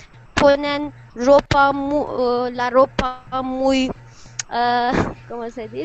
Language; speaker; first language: Spanish; non-native, learner; Turkish